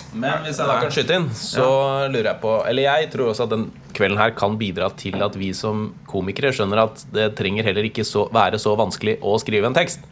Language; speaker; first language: Norwegian; native; Norwegian